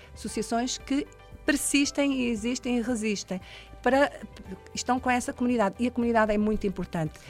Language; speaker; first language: Portuguese; native; Portuguese